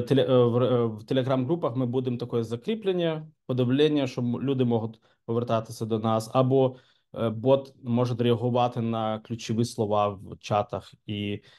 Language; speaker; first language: Ukrainian; non-native, local second language; Russian